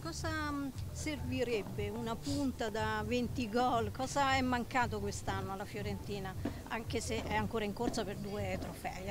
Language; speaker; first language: Italian; native; Italian